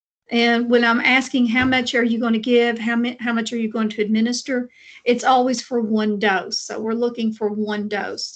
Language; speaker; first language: English; native; English